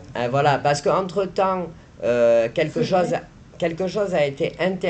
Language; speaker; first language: French; native; French